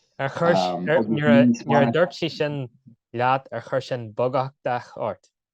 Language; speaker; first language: Irish; non-native, local second language; English